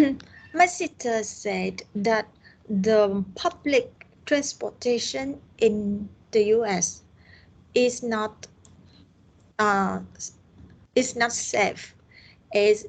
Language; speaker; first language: English; non-native, learner; Vietnamese